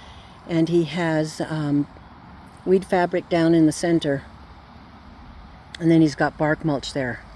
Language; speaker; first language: English; native; English